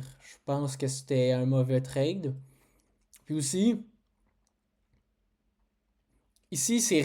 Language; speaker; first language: French; native; French